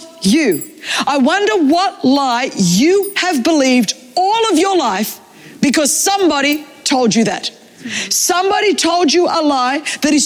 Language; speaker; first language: English; non-native, local second language; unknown